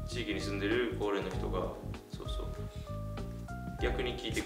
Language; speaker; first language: Japanese; native; Japanese